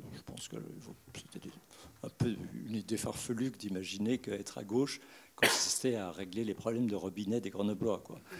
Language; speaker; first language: French; native; French